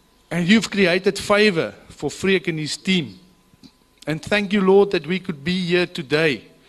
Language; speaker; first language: English; non-native, local second language; Afrikaans